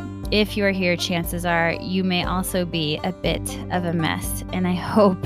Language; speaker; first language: English; native; English